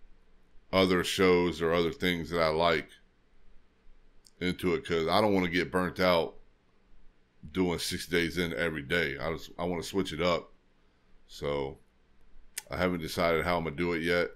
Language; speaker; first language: English; native; English